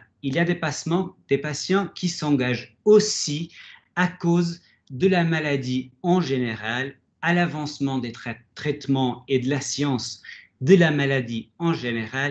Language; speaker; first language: French; non-native, fluent; Portuguese